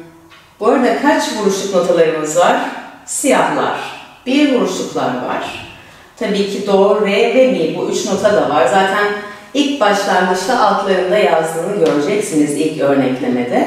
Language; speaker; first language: Turkish; native; Turkish